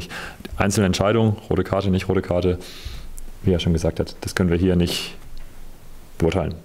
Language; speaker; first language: German; native; German